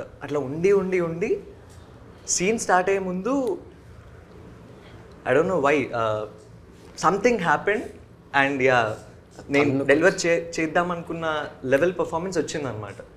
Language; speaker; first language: Telugu; native; Telugu